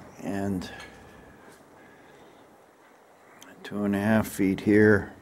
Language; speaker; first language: English; native; English